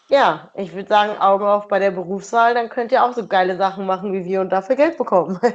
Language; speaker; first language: German; native; German